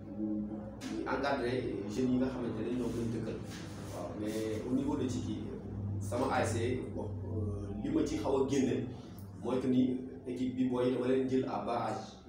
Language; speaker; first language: Wolof; non-native, local second language; Serer